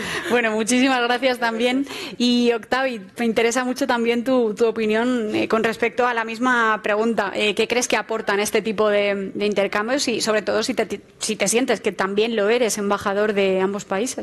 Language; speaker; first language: Spanish; native; Spanish